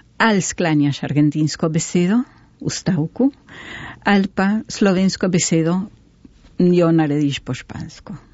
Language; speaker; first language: Slovenian; early bilingual, heritage; Slovenian